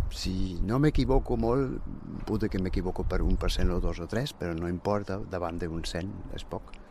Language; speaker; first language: Catalan; non-native, fluent; German